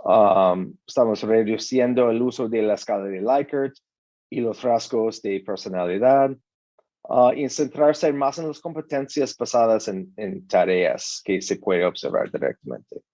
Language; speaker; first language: Spanish; non-native, learner; English